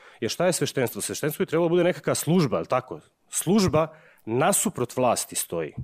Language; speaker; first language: Serbian; native; Serbian